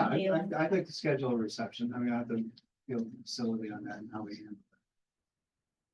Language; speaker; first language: English; native; English